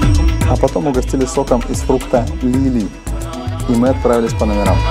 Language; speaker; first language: Russian; native; Russian